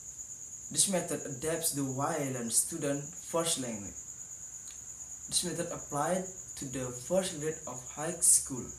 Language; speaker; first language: English; non-native, learner; Indonesian